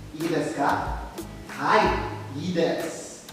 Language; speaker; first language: Japanese; non-native, fluent; Cebuano